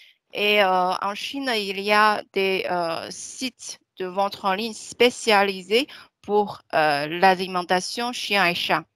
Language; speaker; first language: French; non-native, fluent; Chinese